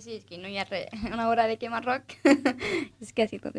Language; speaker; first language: Catalan; early bilingual, other home language; Arabic